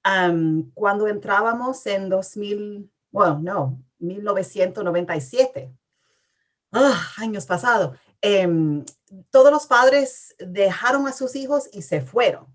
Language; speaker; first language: Spanish; early bilingual, heritage; English